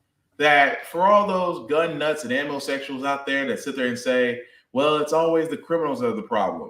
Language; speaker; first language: English; native; English